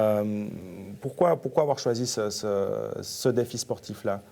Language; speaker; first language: French; native; French